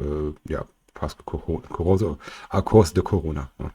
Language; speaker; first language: French; non-native, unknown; German